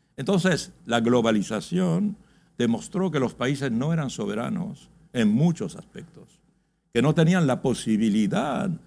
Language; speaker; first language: Spanish; early bilingual, heritage; Spanish